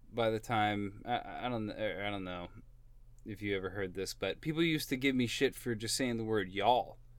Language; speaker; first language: English; native; English